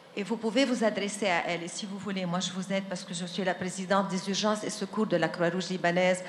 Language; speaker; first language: French; non-native, local second language; Arabic